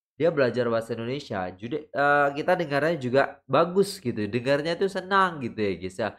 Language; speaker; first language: Indonesian; native; Indonesian